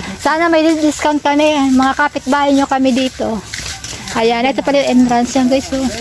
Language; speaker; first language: Filipino; non-native, local second language; Bikol